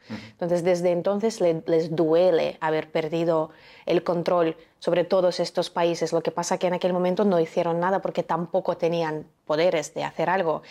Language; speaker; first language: Spanish; non-native, fluent; Ukrainian